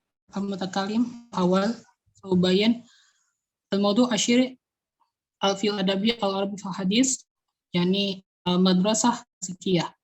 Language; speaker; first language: Arabic; non-native, learner; Indonesian